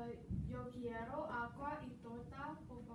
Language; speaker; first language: Spanish; non-native, learner; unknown